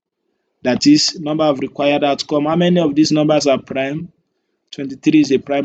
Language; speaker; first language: English; non-native, local second language; Yoruba